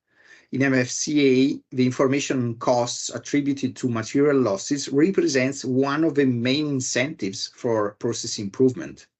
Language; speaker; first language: English; non-native, fluent; Italian